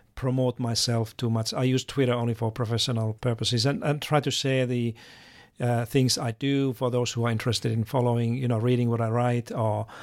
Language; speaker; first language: English; non-native, fluent; Finnish